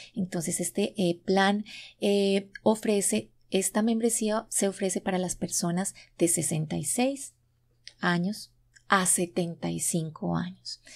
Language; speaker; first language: Spanish; native; Spanish